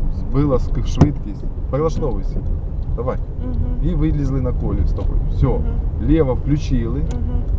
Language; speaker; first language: Ukrainian; non-native, local second language; Russian